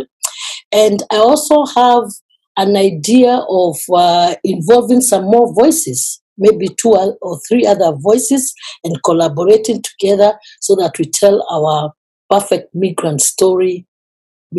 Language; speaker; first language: English; non-native, local second language; Kikuyu